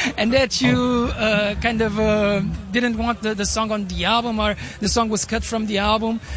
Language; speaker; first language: English; non-native, fluent; Portuguese